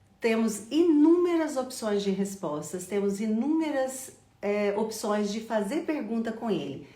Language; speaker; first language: Portuguese; native; Portuguese